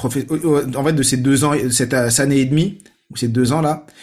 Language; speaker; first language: French; native; French